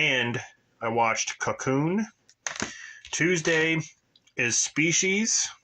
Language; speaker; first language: English; native; English